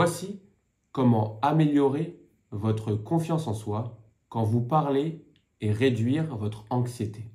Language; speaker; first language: French; native; French